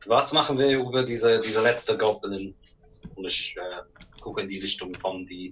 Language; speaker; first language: German; non-native, learner; English